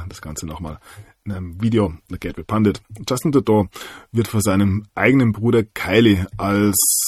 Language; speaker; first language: German; native; German